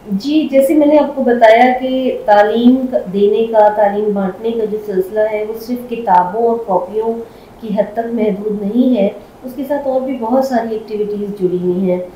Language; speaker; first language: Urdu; non-native, local second language; Sindhi